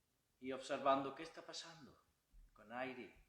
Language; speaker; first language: Spanish; non-native, learner; Bangla